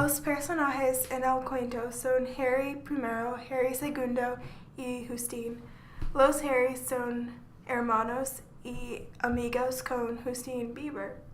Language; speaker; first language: Spanish; non-native, learner; English